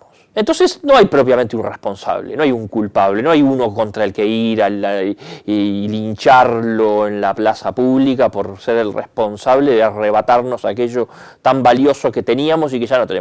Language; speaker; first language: Spanish; native; Spanish